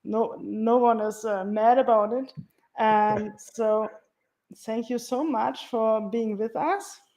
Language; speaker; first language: English; non-native, fluent; German